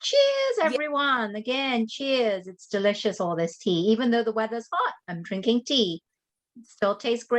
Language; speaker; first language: English; native; English